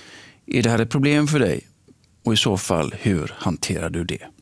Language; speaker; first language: Swedish; native; Swedish